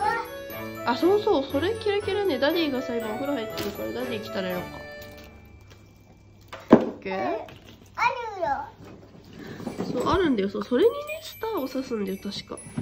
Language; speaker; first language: Japanese; native; Japanese